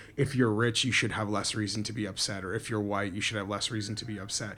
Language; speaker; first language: English; native; English